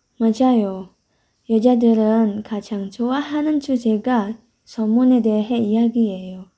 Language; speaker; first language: Korean; non-native, learner; Indonesian